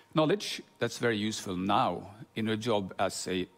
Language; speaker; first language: English; non-native, fluent; Norwegian